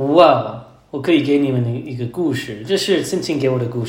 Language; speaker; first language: Chinese; non-native, learner; English